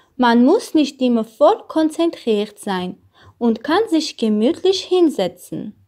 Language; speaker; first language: German; non-native, learner; Armenian